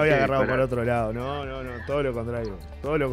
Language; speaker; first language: Spanish; native; Spanish